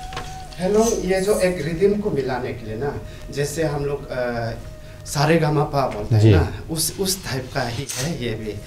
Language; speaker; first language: Hindi; non-native, local second language; Adi